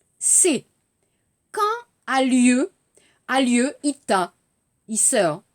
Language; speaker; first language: Korean; non-native, learner; French